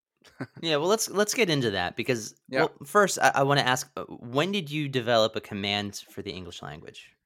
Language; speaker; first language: English; native; English